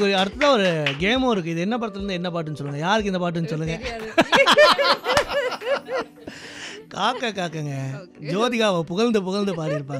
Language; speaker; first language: Tamil; native; Tamil